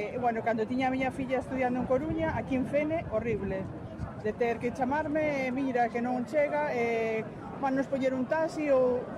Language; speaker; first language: Galician; native; Galician